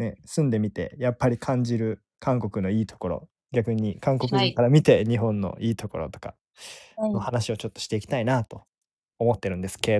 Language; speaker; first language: Japanese; native; Japanese